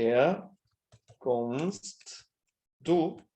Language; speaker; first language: German; non-native, fluent; Spanish